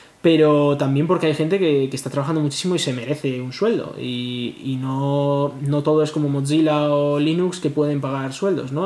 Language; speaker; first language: Spanish; native; Spanish